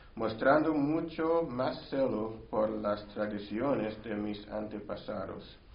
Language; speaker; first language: Spanish; non-native, learner; English